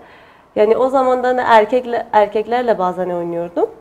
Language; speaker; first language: Turkish; non-native, fluent; Persian